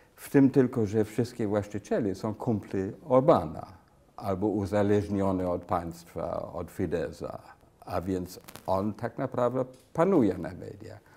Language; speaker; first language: Polish; non-native, fluent; English